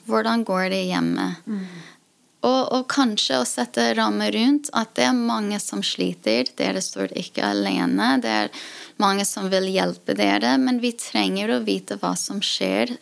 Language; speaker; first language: Norwegian; non-native, fluent; English